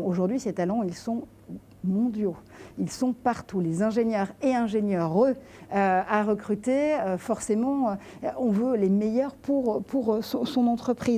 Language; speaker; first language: French; native; French